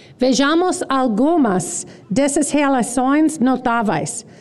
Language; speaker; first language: Portuguese; non-native, learner; English